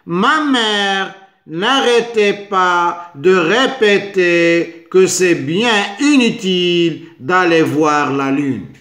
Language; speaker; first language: French; non-native, local second language; Arabic